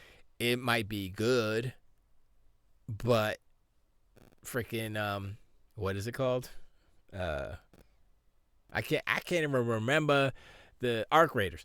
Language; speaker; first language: English; native; English